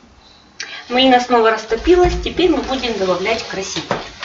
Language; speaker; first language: Russian; native; Russian